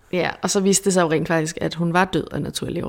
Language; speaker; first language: Danish; native; Danish